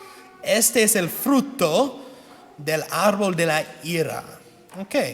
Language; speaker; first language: Spanish; non-native, fluent; English